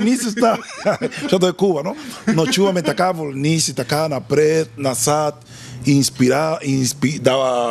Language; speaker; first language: Bulgarian; non-native, learner; Spanish